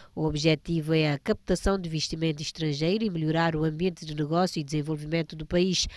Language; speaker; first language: Portuguese; non-native, local second language; Kabuverdianu